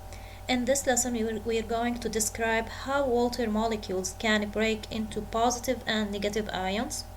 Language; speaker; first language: English; non-native, fluent; Arabic